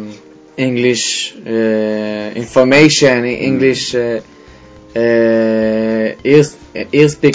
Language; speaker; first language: English; non-native, fluent; Hebrew